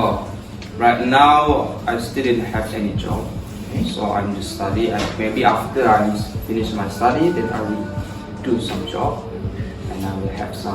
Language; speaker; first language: English; non-native, local second language; Malay